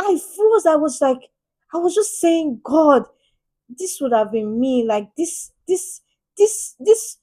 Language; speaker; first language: English; native; English